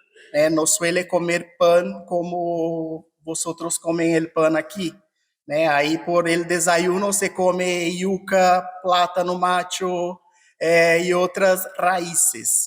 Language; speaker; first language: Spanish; non-native, fluent; Portuguese